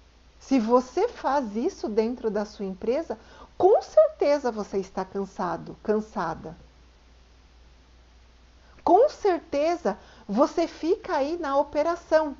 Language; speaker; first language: Portuguese; native; Portuguese